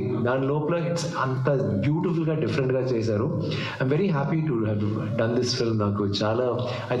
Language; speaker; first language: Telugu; non-native, learner; Tamil